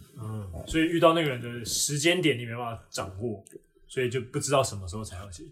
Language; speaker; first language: Chinese; native; Chinese